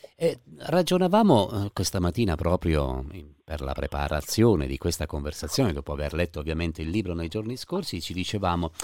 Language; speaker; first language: Italian; native; Italian